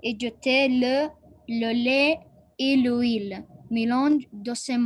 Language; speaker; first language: French; non-native, learner; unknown